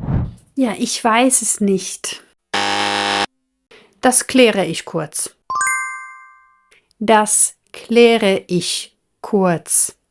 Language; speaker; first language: German; non-native, fluent; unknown